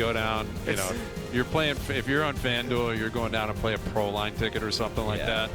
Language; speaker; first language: English; native; English